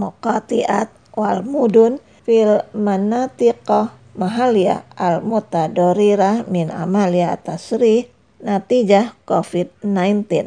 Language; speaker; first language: Arabic; non-native, fluent; Indonesian